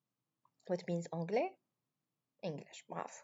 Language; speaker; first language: English; non-native, fluent; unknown